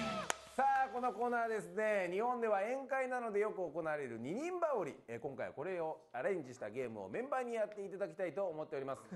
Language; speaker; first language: Japanese; native; Japanese